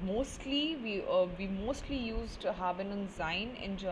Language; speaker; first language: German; non-native, fluent; Hindi